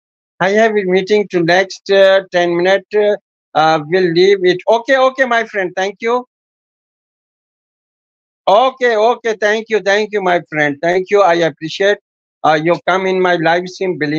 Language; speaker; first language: English; non-native, learner; Urdu